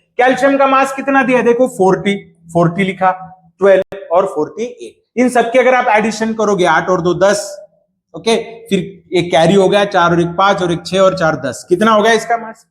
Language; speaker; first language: Hindi; non-native, local second language; Marathi